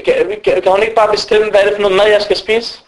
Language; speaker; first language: Danish; non-native, fluent; Arabic